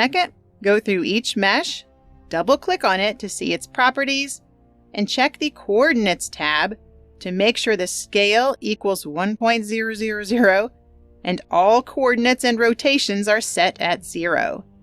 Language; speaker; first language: English; native; English